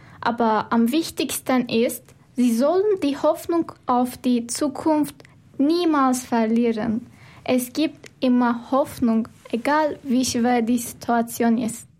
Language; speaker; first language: German; non-native, fluent; Turkish